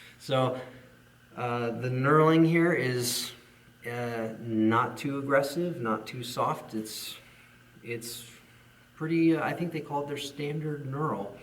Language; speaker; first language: English; native; English